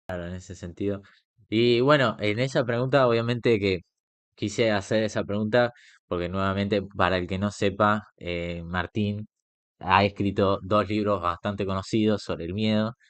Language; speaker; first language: Spanish; native; Spanish